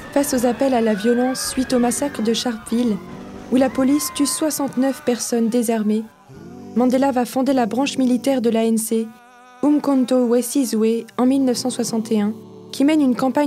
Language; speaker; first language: French; native; French